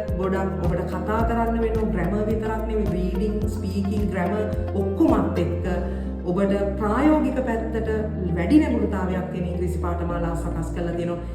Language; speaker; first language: Sinhala; native; Sinhala